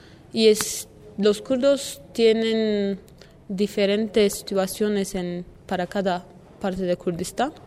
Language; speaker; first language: Spanish; non-native, learner; Kurdish